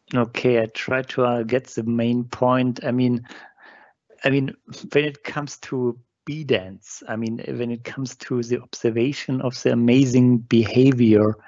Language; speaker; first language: English; non-native, fluent; German